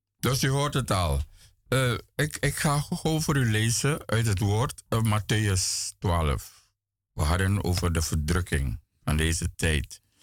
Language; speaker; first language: Dutch; native; Dutch